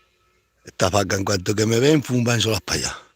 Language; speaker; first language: Spanish; native; Spanish